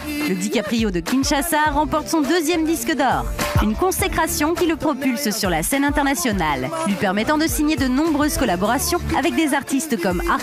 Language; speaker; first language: French; native; French